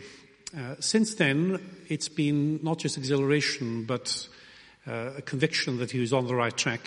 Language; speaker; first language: English; native; English